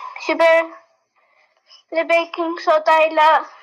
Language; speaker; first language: Turkish; early bilingual, heritage; Turkish